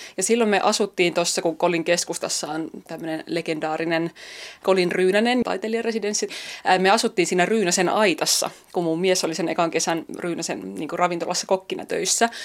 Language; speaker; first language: Finnish; native; Finnish